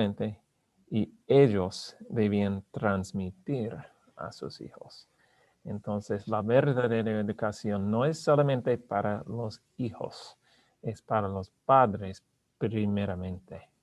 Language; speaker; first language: Spanish; non-native, learner; English